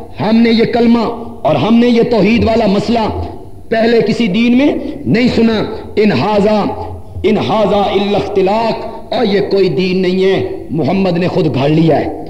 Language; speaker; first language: Urdu; non-native, local second language; Punjabi